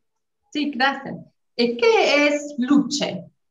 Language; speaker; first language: Spanish; non-native, fluent; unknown